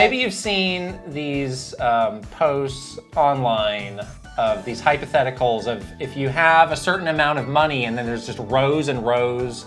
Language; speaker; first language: English; native; English